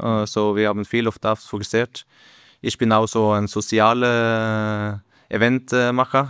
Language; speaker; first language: German; non-native, learner; Norwegian